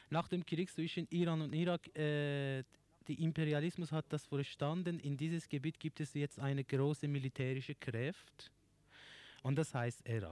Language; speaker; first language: German; non-native, learner; Persian